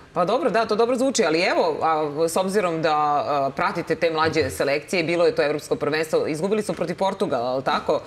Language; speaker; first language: Serbian; native; Serbian